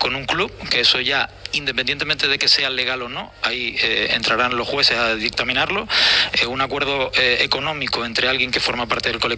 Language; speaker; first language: Spanish; native; Spanish